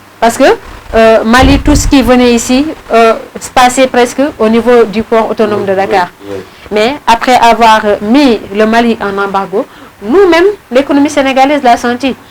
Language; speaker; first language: French; non-native, local second language; Wolof